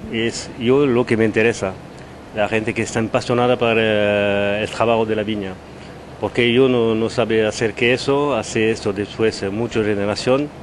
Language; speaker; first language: Spanish; non-native, learner; French